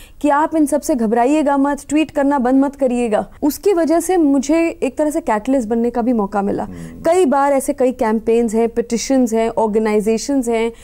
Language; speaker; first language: Hindi; native; Hindi